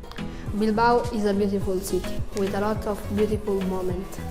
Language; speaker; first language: English; non-native, learner; Italian